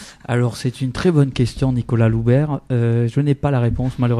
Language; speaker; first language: French; native; French